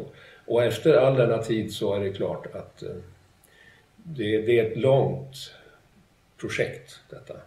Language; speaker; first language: Swedish; native; Swedish